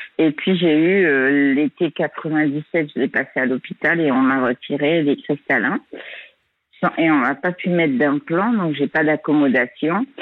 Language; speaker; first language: French; native; French